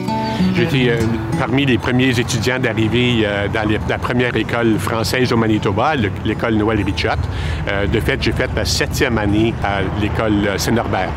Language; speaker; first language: French; native; French